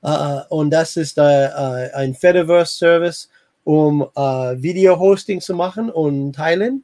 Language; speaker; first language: German; non-native, fluent; English